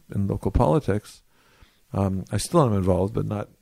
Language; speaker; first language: English; native; English